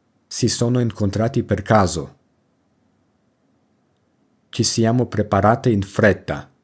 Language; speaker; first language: Italian; non-native, fluent; English